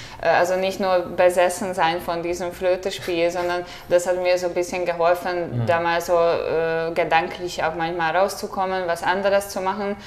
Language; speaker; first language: German; non-native, fluent; Hungarian